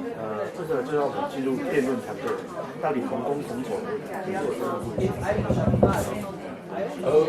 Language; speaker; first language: Chinese; native; Chinese